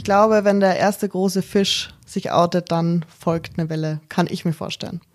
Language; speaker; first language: German; native; German